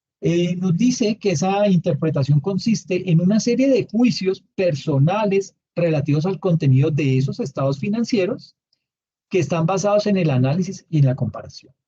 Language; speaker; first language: Spanish; native; Spanish